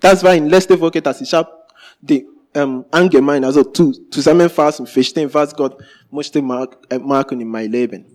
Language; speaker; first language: German; non-native, learner; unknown